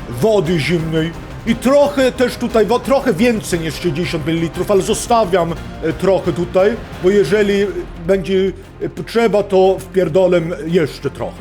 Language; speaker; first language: Polish; non-native, fluent; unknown